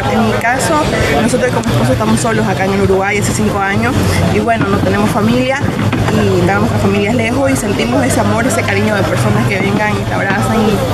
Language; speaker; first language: Spanish; native; Spanish